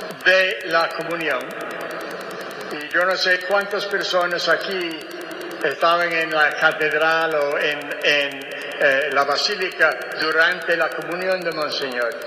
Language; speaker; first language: Spanish; non-native, fluent; English